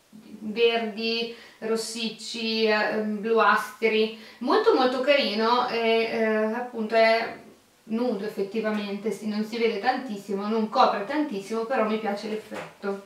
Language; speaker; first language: Italian; native; Italian